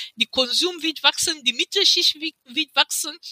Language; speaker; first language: German; non-native, fluent; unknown